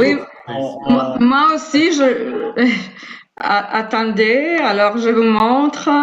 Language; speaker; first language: French; non-native, fluent; Italian